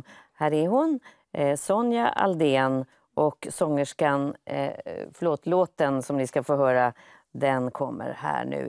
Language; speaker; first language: Swedish; native; Swedish